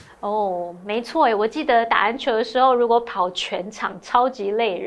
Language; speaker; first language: Chinese; native; Chinese